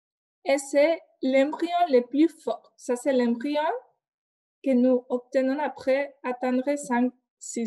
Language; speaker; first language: French; non-native, fluent; Spanish